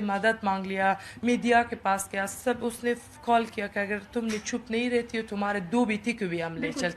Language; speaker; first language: Hindi; non-native, learner; Persian